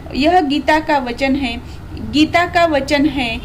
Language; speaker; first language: Hindi; non-native, local second language; Marathi